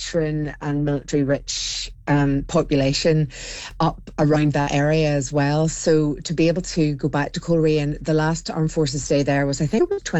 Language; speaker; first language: English; native; English